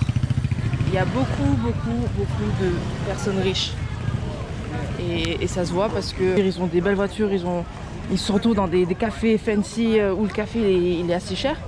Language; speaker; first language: French; native; French